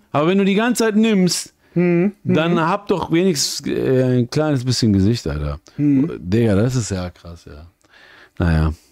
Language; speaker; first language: German; native; German